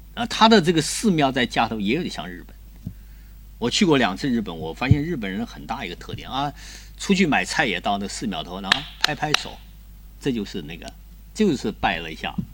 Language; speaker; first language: Chinese; native; Chinese